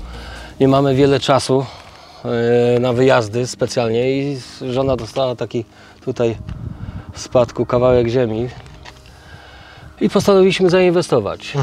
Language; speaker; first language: Polish; native; Polish